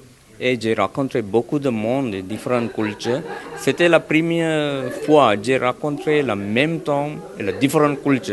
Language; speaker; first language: French; non-native, learner; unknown